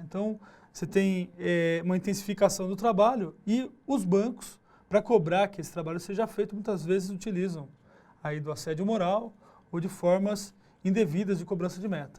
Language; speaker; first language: Portuguese; native; Portuguese